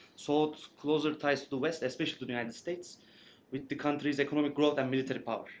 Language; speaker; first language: English; non-native, fluent; Turkish